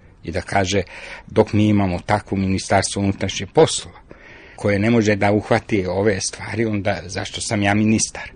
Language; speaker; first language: Croatian; non-native, local second language; Hungarian